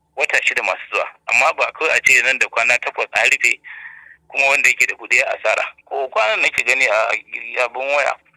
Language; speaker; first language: Hausa; native; Hausa